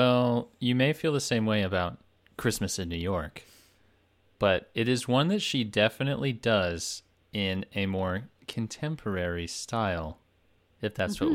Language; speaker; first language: English; native; English